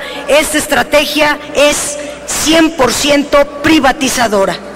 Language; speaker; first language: Spanish; native; Spanish